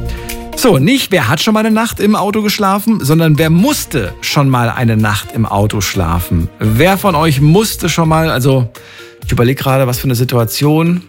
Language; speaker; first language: German; native; German